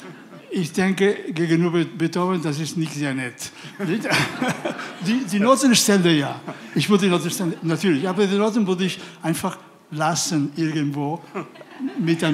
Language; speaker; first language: German; non-native, fluent; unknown